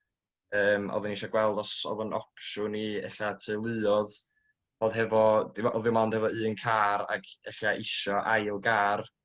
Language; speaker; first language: Welsh; native; Welsh